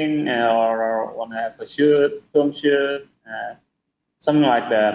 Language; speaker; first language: English; non-native, fluent; Indonesian